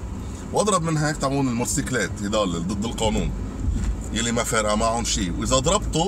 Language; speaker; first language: Arabic; native; Arabic